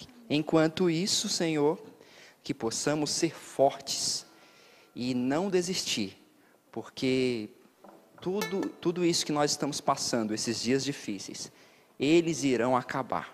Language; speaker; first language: Portuguese; native; Portuguese